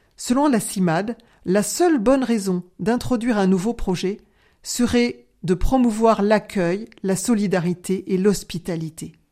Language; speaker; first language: French; native; French